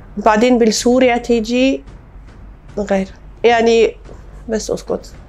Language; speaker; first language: Arabic; non-native, learner; German